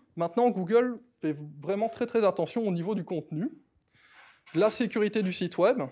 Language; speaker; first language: French; native; French